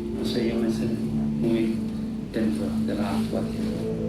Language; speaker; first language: Spanish; non-native, fluent; English